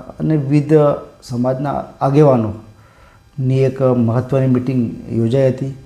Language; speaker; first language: Gujarati; non-native, local second language; Bhili